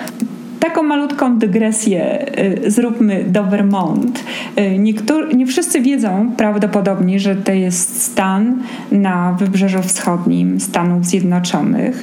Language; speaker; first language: Polish; native; Polish